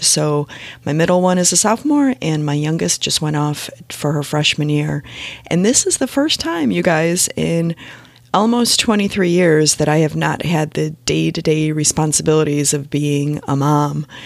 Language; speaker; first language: English; native; English